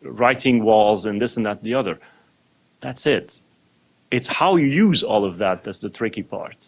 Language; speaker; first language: English; non-native, fluent; French